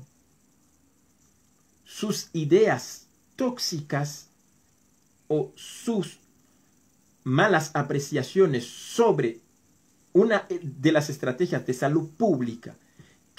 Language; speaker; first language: Spanish; non-native, fluent; Haitian Creole